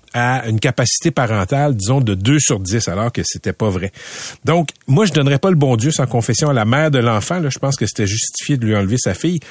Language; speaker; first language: French; native; French